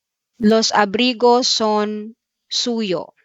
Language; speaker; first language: Spanish; non-native, fluent; Filipino